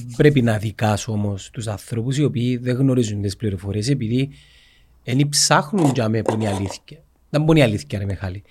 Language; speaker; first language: Greek; native; Greek